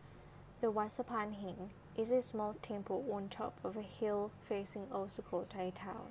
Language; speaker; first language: English; non-native, learner; Thai